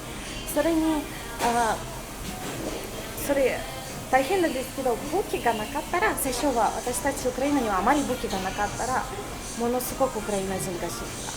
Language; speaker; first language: Japanese; non-native, fluent; Russian